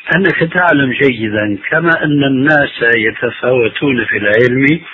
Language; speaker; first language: Arabic; early bilingual, other home language; Albanian